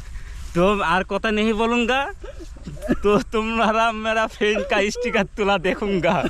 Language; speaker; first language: Hindi; non-native, learner; Bangla